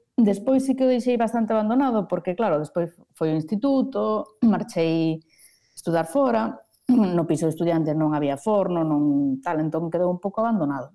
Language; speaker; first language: Galician; non-native, local second language; Spanish